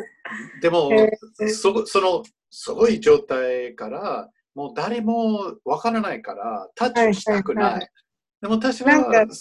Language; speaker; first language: Japanese; non-native, fluent; English